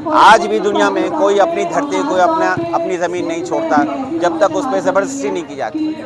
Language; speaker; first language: Urdu; native; Urdu